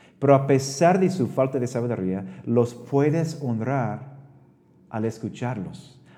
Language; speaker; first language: Spanish; non-native, fluent; English